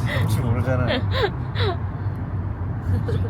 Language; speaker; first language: Korean; native; Korean